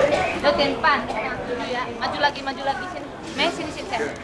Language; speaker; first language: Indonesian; non-native, local second language; Javanese